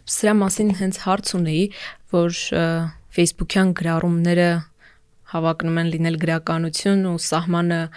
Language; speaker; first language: Armenian; native; Armenian